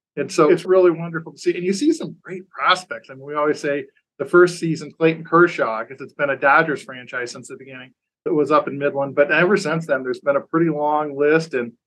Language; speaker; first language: English; native; English